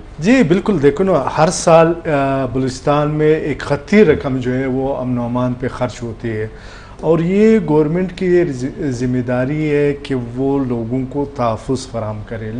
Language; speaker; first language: Urdu; non-native, local second language; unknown